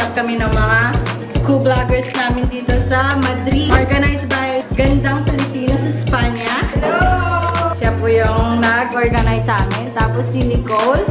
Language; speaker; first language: Filipino; non-native, local second language; Iloko